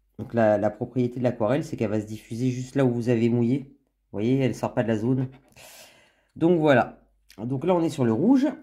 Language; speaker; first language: French; native; French